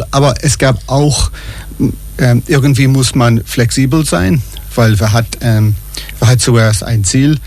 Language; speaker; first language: German; non-native, fluent; English